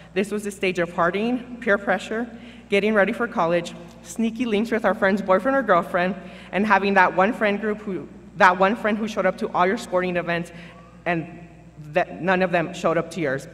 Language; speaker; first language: English; early bilingual, other home language; Spanish